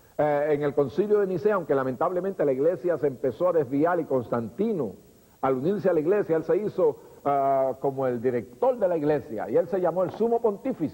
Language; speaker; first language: Spanish; native; Spanish